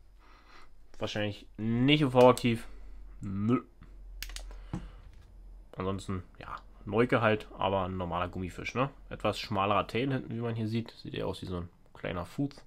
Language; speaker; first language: German; native; German